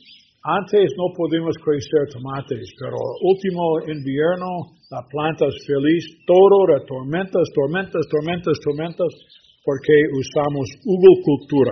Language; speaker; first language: Spanish; non-native, learner; English